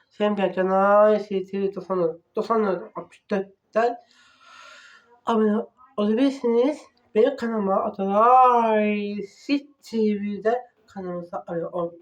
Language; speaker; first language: Turkish; non-native, learner; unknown